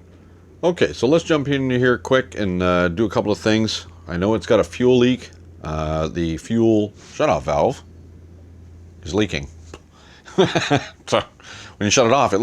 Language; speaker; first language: English; native; English